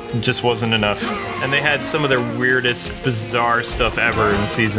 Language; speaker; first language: English; native; English